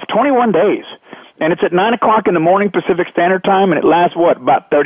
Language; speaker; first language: English; native; English